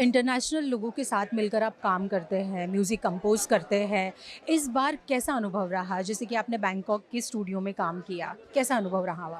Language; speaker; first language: Hindi; native; Hindi